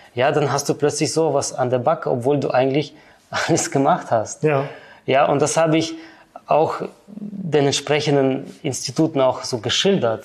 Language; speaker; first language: German; non-native, fluent; Russian